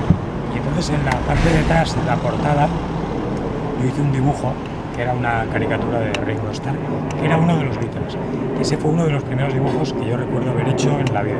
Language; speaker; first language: Spanish; native; Spanish